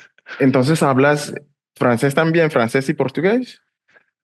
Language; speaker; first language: Spanish; non-native, fluent; English